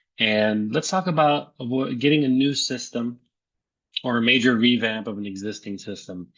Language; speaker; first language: English; native; English